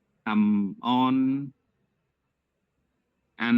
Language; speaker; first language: Vietnamese; non-native, learner; Khmer